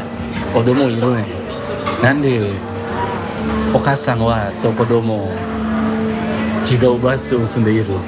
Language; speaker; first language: Japanese; non-native, learner; Indonesian